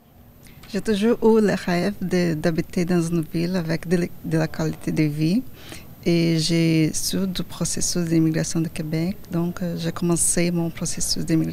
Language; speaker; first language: French; non-native, fluent; Portuguese